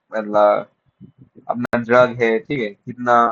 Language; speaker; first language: Hindi; non-native, local second language; Bangla